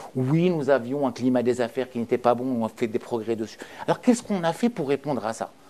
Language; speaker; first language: French; non-native, local second language; Arabic